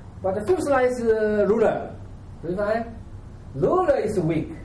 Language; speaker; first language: English; non-native, learner; Chinese